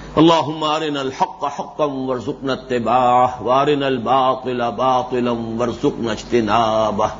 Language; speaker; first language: Urdu; native; Urdu